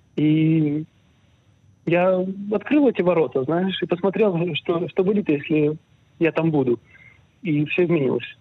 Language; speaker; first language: Russian; early bilingual, other home language; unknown